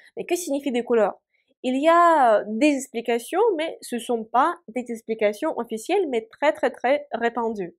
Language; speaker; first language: French; non-native, fluent; Russian